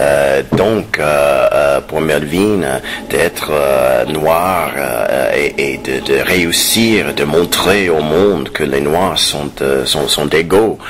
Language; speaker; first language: French; non-native, fluent; English